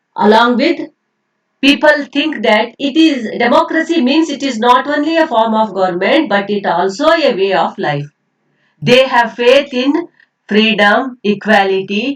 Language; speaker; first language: English; non-native, local second language; Kannada